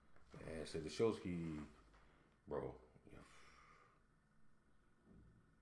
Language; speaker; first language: French; non-native, learner; English